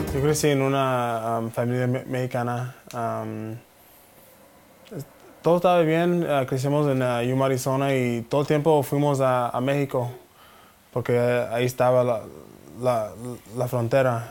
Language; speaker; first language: Spanish; early bilingual, heritage; Spanish